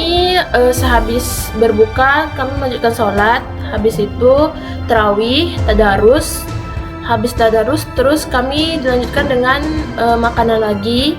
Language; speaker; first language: Indonesian; native; Indonesian